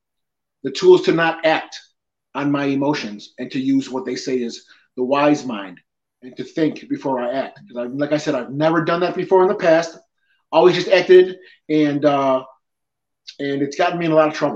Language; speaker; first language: English; native; English